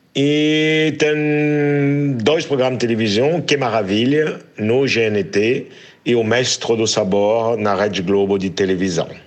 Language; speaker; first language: Portuguese; non-native, fluent; French